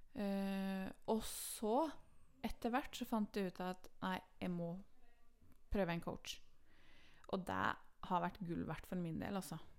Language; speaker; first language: Norwegian; native; Norwegian